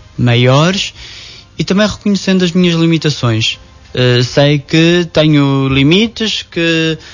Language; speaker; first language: Portuguese; native; Portuguese